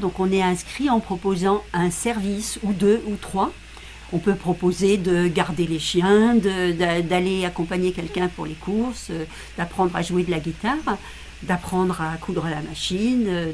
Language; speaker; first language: French; native; French